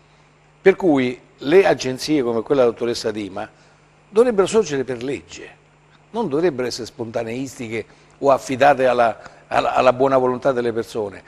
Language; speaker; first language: Italian; native; Italian